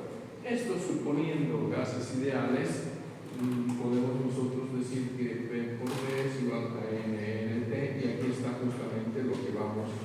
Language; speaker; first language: Spanish; native; Spanish